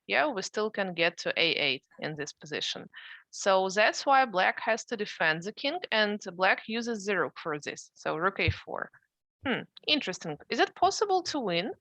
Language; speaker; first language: English; non-native, fluent; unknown